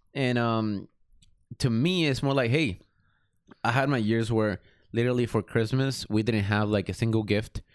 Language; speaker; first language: English; early bilingual, other home language; Spanish